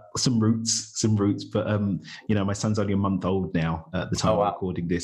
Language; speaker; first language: English; native; English